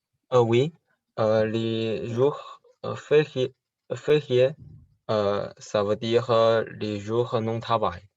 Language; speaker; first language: French; non-native, learner; Chinese